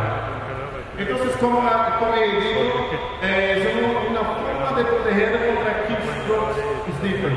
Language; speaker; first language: Spanish; non-native, fluent; Portuguese